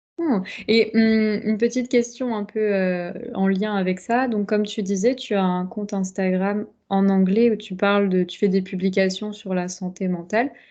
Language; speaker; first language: French; native; French